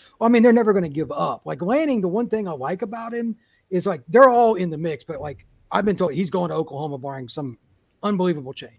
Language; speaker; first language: English; native; English